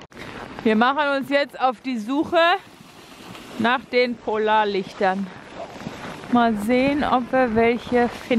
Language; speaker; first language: German; native; German